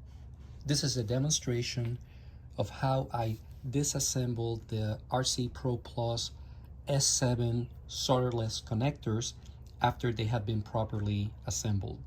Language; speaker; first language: English; native; English